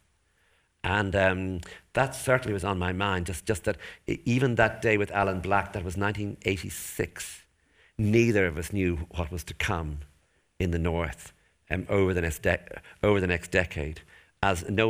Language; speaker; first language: English; native; English